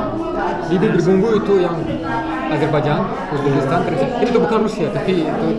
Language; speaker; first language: Indonesian; non-native, fluent; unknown